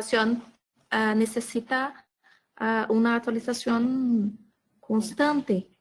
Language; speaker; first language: Spanish; non-native, learner; Portuguese